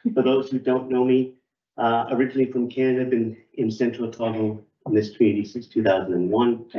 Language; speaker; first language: English; native; English